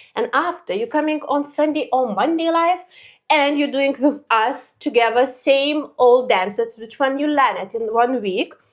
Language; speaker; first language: English; non-native, learner; Lithuanian